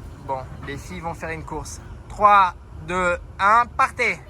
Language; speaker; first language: French; native; French